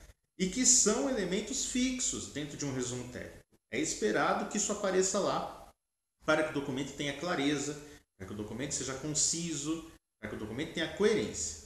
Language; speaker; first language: Portuguese; native; Portuguese